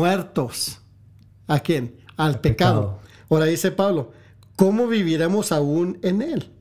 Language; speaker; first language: Spanish; early bilingual, heritage; Spanish